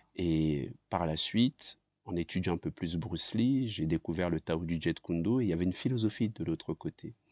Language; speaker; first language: French; early bilingual, other home language; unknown